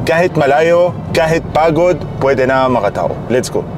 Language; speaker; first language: Filipino; non-native, learner; Arabic